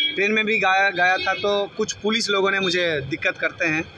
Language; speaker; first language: Hindi; non-native, local second language; Bangla